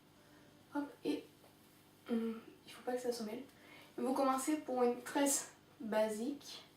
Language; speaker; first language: French; native; French